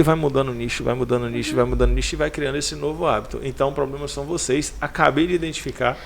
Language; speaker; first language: Portuguese; native; Portuguese